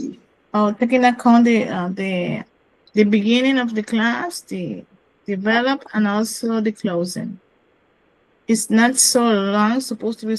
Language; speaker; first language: English; non-native, learner; Spanish